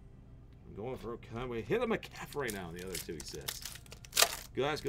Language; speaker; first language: English; native; English